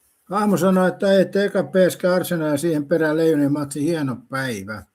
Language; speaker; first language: Finnish; native; Finnish